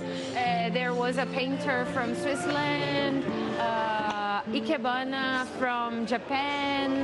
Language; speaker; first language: English; non-native, fluent; Portuguese